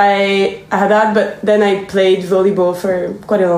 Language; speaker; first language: English; non-native, fluent; French